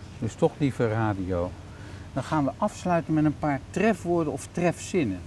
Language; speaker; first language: Dutch; native; Dutch